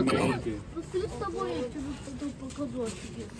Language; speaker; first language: Russian; early bilingual, heritage; Russian